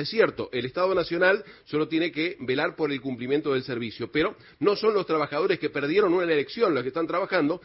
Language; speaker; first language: Spanish; native; Spanish